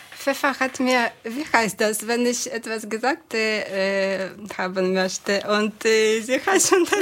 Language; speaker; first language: German; non-native, learner; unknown